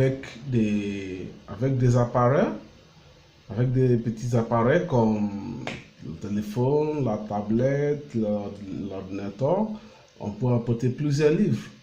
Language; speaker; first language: French; non-native, learner; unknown